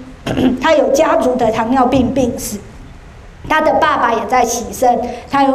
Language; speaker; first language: Chinese; native; Chinese